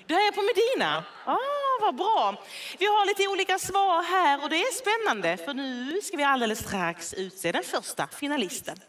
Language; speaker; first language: Swedish; native; Swedish